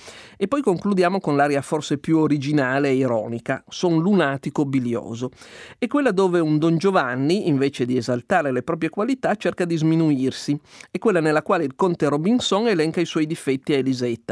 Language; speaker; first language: Italian; native; Italian